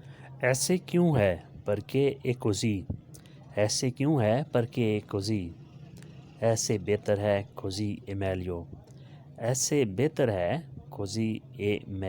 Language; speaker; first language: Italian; non-native, learner; Urdu